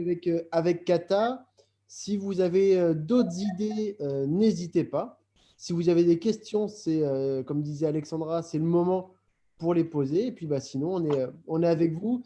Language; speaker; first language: French; native; French